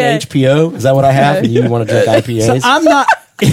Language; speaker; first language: English; native; English